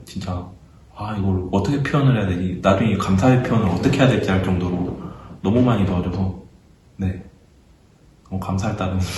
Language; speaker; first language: Korean; native; Korean